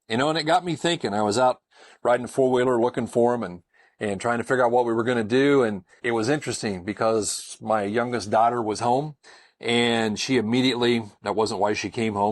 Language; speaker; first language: English; native; English